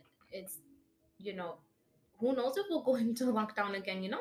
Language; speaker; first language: English; early bilingual, other home language; Spanish